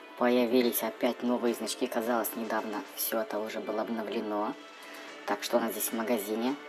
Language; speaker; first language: Russian; native; Russian